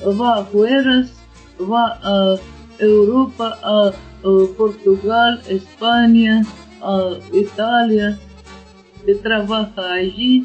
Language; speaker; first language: Spanish; non-native, learner; Ukrainian